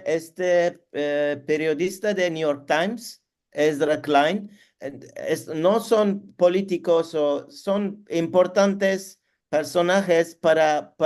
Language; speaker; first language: Spanish; non-native, learner; Turkish